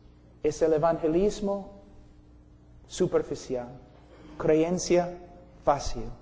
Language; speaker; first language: Spanish; non-native, fluent; English